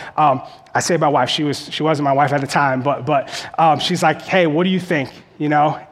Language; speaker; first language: English; native; English